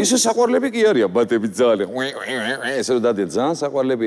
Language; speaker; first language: Georgian; native; Georgian